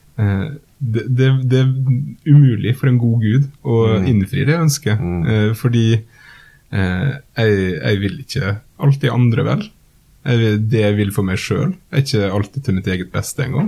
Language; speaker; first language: Norwegian; native; Norwegian